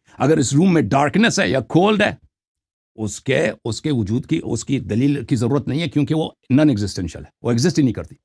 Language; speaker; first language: Urdu; non-native, fluent; Persian